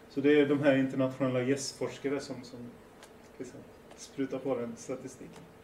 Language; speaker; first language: Swedish; early bilingual, other home language; Persian